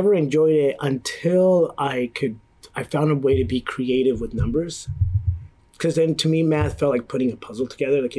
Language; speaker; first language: English; native; English